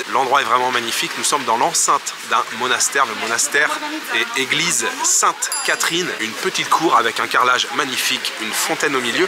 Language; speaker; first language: French; native; French